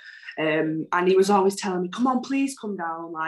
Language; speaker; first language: English; native; English